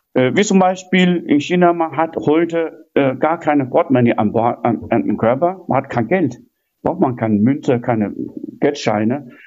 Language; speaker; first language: German; non-native, fluent; Chinese